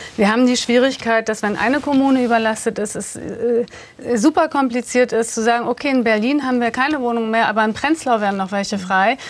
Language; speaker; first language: German; early bilingual, other home language; Turkish